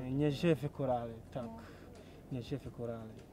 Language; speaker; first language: Polish; non-native, learner; Swahili